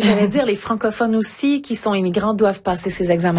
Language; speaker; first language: French; native; French